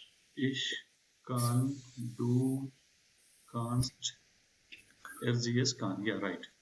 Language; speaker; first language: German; non-native, fluent; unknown